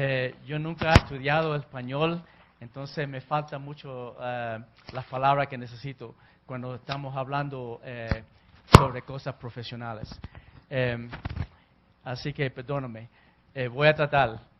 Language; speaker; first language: Spanish; early bilingual, heritage; Spanish